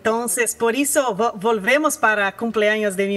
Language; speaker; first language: Spanish; non-native, learner; Portuguese